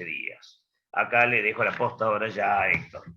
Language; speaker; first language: Spanish; native; Spanish